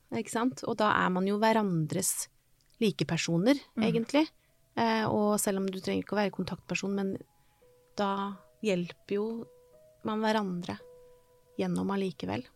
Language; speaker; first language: Norwegian; native; Norwegian